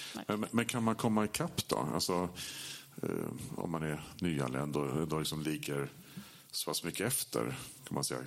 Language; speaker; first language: Swedish; native; Swedish